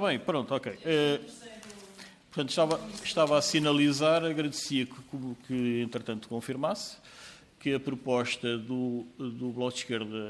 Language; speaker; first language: Portuguese; native; Portuguese